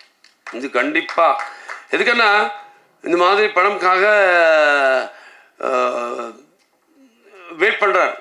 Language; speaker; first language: Tamil; non-native, local second language; Telugu